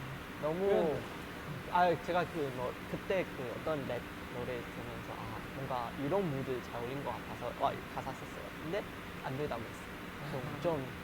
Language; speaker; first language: Korean; non-native, learner; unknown